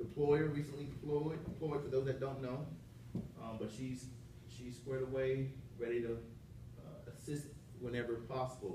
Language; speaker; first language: English; native; English